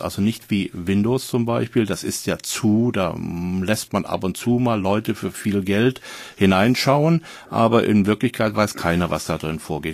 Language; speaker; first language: German; native; German